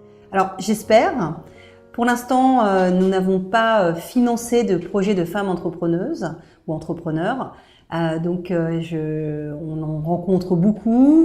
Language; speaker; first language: French; native; French